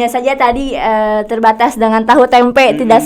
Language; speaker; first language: Indonesian; native; Indonesian